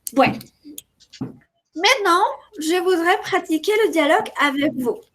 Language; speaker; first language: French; non-native, fluent; Spanish